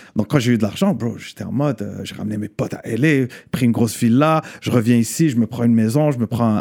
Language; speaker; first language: French; non-native, local second language; Arabic